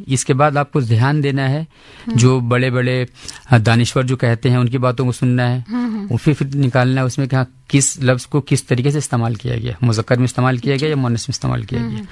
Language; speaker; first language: Urdu; native; Urdu